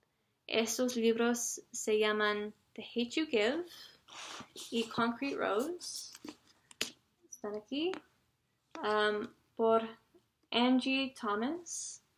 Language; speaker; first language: Spanish; non-native, learner; English